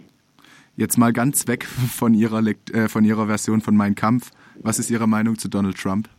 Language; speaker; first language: German; native; German